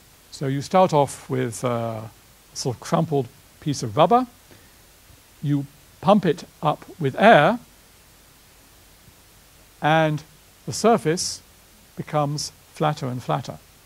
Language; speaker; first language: English; native; English